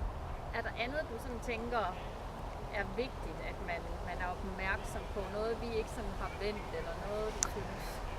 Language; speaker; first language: Danish; native; Danish